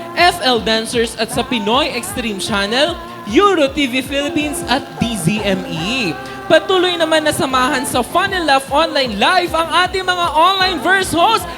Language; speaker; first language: Filipino; native; Filipino